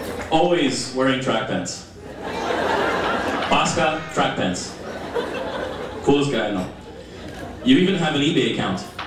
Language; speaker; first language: English; early bilingual, other home language; Greek